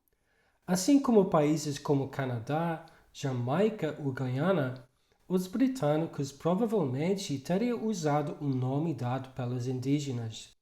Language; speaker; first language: Portuguese; non-native, fluent; English